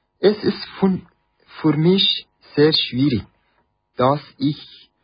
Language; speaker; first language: German; non-native, learner; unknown